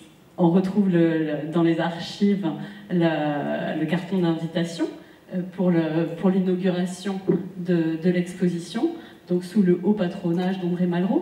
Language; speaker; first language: French; native; French